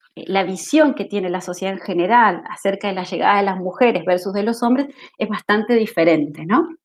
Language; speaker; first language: Spanish; native; Spanish